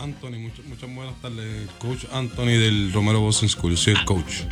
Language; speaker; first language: Spanish; early bilingual, heritage; Spanish